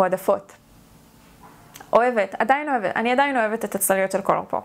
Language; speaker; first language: Hebrew; native; Hebrew